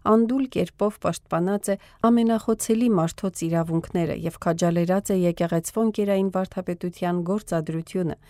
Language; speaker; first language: Armenian; early bilingual, heritage; Armenian